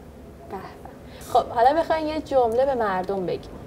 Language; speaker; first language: Persian; native; Persian